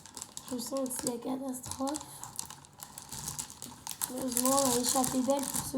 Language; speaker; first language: French; native; French